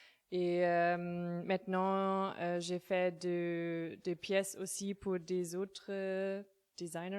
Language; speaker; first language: French; non-native, learner; German